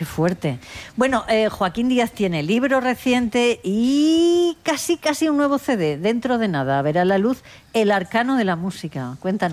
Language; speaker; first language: Spanish; native; Spanish